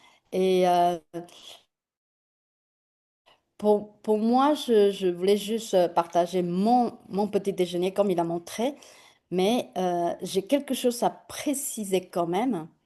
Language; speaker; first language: French; non-native, fluent; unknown